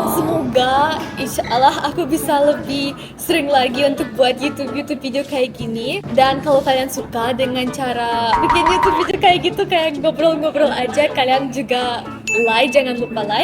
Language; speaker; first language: Indonesian; non-native, fluent; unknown